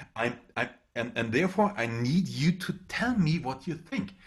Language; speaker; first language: English; non-native, fluent; German